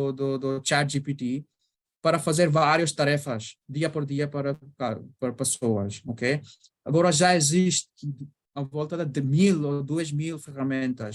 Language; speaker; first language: Portuguese; non-native, learner; Bangla